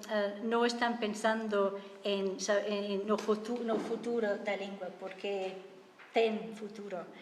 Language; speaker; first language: Galician; non-native, fluent; English